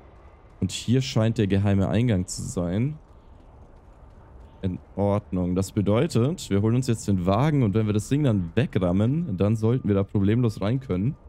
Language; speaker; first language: German; native; German